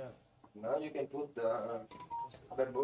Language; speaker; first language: English; non-native, learner; Thai